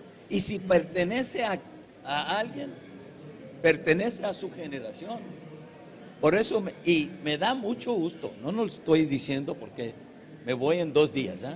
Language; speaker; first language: Spanish; early bilingual, heritage; English